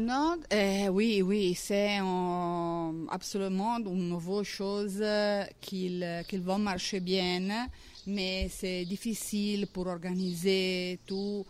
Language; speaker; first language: French; non-native, learner; Italian